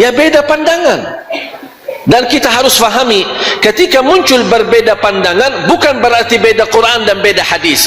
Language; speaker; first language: Malay; non-native, fluent; Arabic